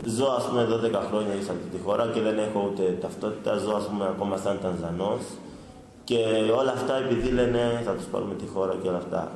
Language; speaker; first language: Greek; early bilingual, other home language; Swahili